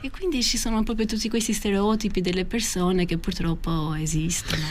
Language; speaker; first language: Italian; non-native, fluent; Albanian